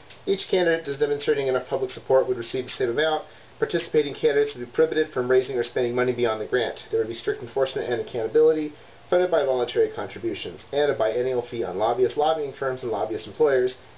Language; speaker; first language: English; native; English